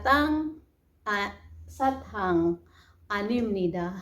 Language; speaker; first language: Korean; non-native, learner; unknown